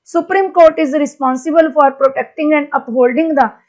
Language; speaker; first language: English; non-native, local second language; Punjabi